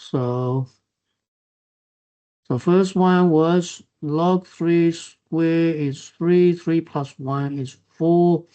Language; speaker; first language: English; non-native, fluent; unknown